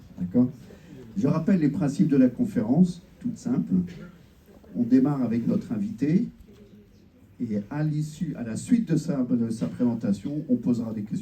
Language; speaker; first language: French; native; French